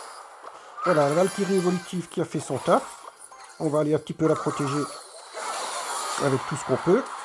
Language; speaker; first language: French; native; French